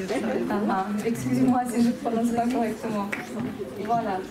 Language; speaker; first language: French; non-native, fluent; Chechen